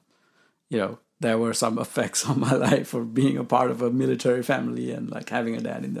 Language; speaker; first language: English; non-native, local second language; Sinhala